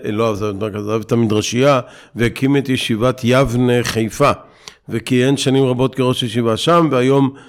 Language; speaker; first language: Hebrew; native; Hebrew